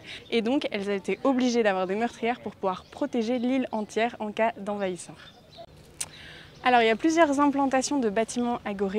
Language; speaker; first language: French; native; French